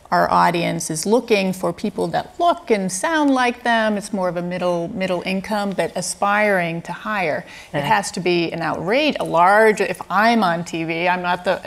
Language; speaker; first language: English; native; English